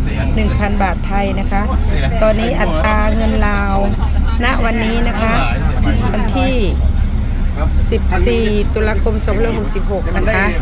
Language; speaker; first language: Thai; native; Thai